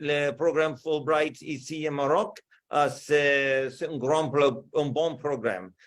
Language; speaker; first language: French; non-native, learner; English